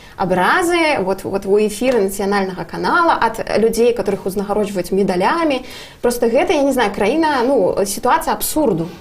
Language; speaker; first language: Belarusian; non-native, local second language; Russian